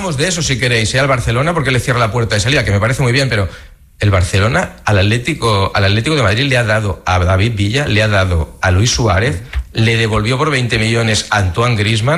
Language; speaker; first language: Spanish; native; Spanish